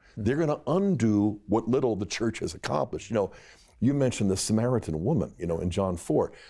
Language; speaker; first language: English; native; English